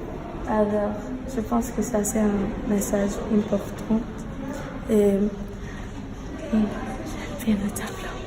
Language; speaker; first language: French; non-native, learner; English